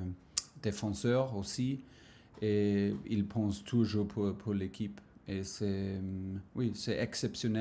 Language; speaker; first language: French; non-native, fluent; German